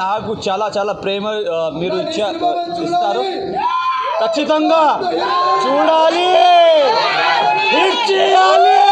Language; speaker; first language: Telugu; non-native, local second language; Hindi